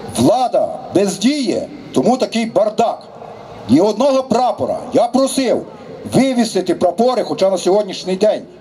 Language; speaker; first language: Ukrainian; native; Ukrainian